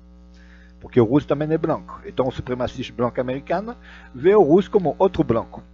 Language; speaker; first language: Portuguese; non-native, fluent; Russian